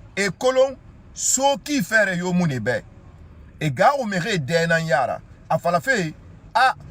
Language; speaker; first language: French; non-native, local second language; Susu